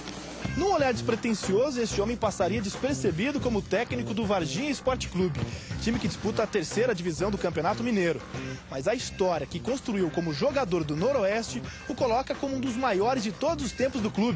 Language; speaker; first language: Portuguese; native; Portuguese